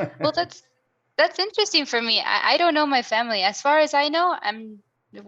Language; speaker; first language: English; non-native, fluent; Spanish